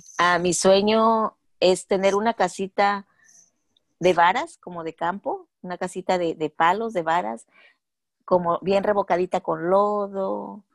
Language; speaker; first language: Spanish; native; Spanish